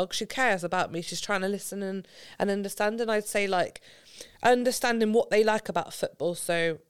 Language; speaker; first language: English; native; English